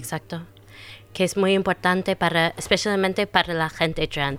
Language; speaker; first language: Spanish; non-native, fluent; English